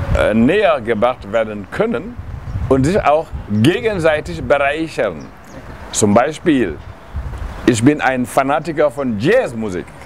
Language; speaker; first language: German; non-native, fluent; Wolof